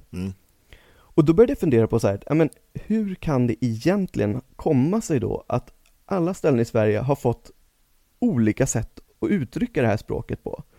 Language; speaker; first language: Swedish; native; Swedish